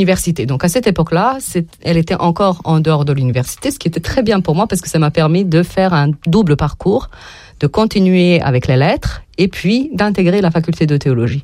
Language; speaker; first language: French; non-native, fluent; Serbian